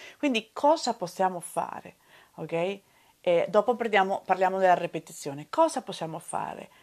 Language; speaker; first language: Italian; non-native, fluent; Spanish